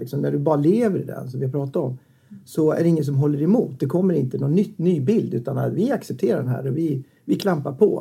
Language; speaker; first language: Swedish; native; Swedish